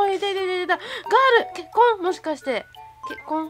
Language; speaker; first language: Japanese; native; Japanese